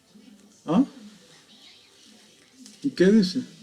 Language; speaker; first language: Spanish; native; Spanish